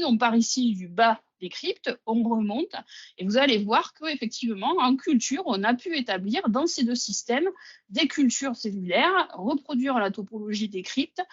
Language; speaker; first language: French; native; French